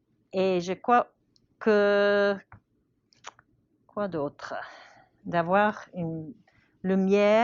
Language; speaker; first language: French; non-native, learner; English